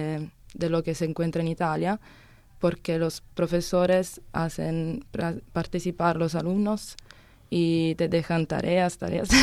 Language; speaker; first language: Spanish; non-native, learner; Italian